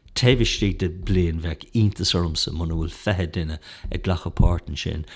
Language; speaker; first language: Irish; native; Irish